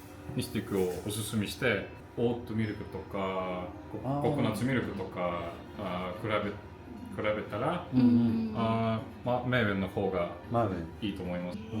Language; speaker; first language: Japanese; non-native, learner; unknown